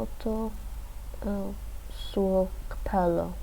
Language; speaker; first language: Italian; non-native, learner; English